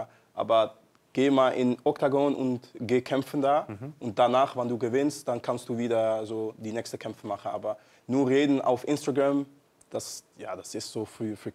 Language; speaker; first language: German; non-native, learner; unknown